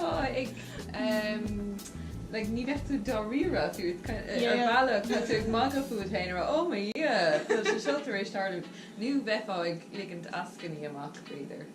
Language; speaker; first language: Irish; non-native, local second language; English